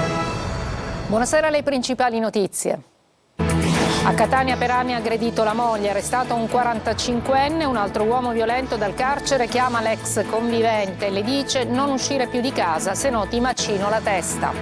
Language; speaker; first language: Italian; native; Italian